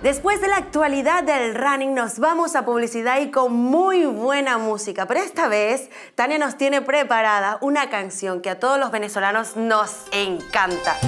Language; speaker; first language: Spanish; native; Spanish